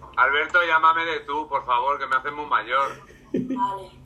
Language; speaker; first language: Spanish; native; Spanish